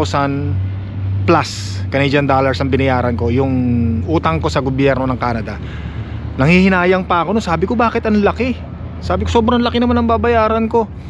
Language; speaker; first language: Filipino; native; Filipino